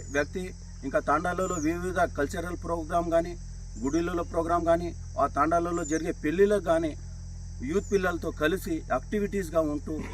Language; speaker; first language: Telugu; native; Telugu